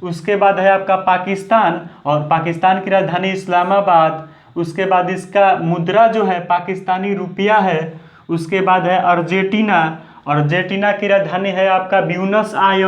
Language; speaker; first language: Hindi; native; Hindi